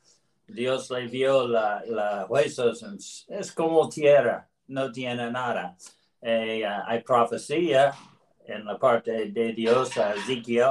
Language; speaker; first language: Spanish; non-native, learner; English